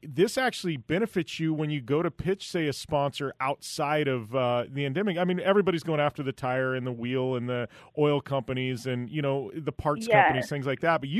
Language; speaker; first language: English; native; English